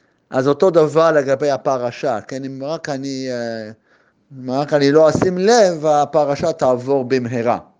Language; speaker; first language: Hebrew; native; Hebrew